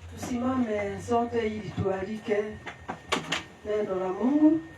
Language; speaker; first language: Swahili; non-native, local second language; Kikuyu